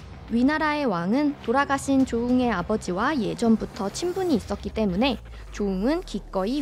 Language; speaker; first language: Korean; native; Korean